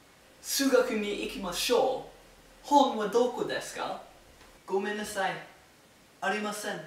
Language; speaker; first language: Japanese; non-native, learner; English